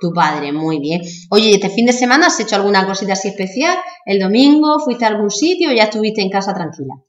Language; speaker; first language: Spanish; native; Spanish